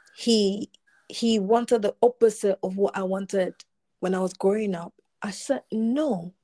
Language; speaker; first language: English; non-native, local second language; Akan